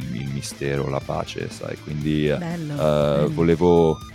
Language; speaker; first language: Italian; early bilingual, heritage; Italian